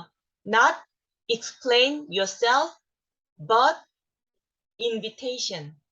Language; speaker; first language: English; non-native, learner; Korean